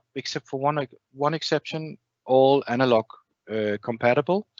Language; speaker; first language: English; non-native, fluent; Danish